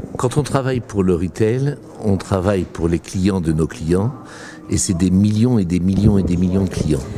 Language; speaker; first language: French; native; French